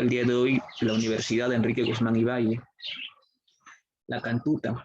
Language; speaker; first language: Spanish; native; Spanish